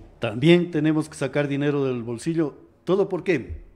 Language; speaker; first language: Spanish; native; Spanish